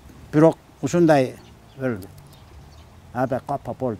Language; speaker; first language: Kyrgyz; non-native, learner; Korean